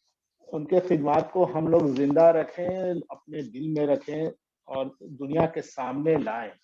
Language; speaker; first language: Urdu; native; Urdu